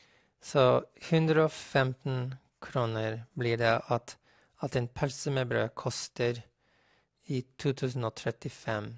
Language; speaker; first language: Norwegian; non-native, fluent; English